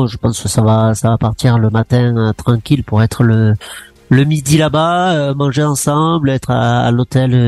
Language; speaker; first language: French; native; French